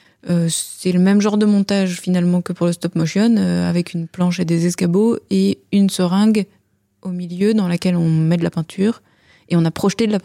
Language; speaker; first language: French; native; French